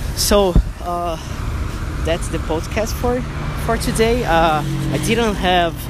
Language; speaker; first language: English; non-native, fluent; Portuguese